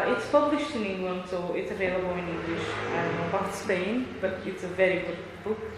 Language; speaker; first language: English; non-native, fluent; Bulgarian